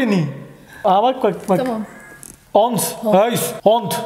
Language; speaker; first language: Dutch; early bilingual, other home language; Turkish